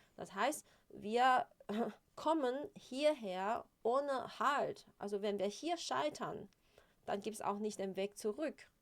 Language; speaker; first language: German; non-native, fluent; Chinese